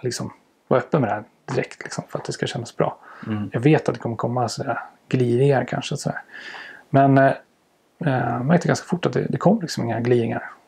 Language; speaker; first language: Swedish; native; Swedish